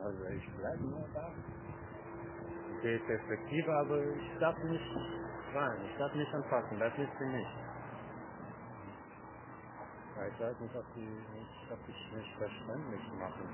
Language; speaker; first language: German; non-native, fluent; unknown